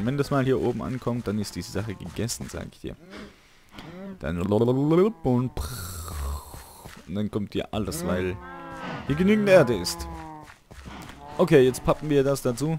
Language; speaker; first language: German; native; German